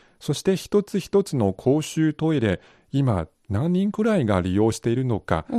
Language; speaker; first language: Japanese; non-native, fluent; Chinese